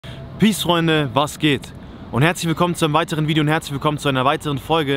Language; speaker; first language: German; native; German